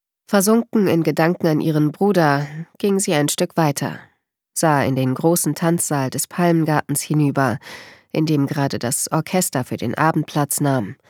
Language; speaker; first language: German; native; German